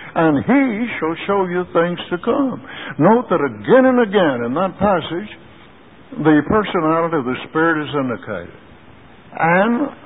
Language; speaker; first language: English; native; English